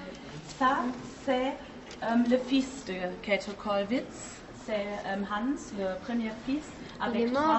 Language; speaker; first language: French; non-native, fluent; German